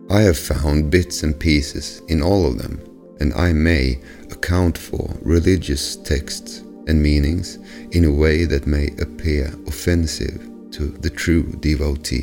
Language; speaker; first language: English; non-native, fluent; Swedish